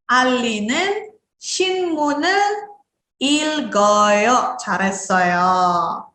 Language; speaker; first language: Korean; non-native, fluent; Indonesian